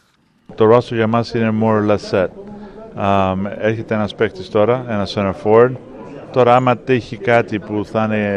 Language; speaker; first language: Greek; early bilingual, heritage; English